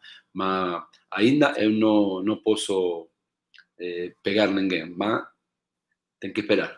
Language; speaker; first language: Portuguese; non-native, learner; Spanish